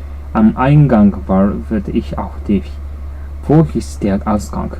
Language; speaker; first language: German; non-native, learner; Japanese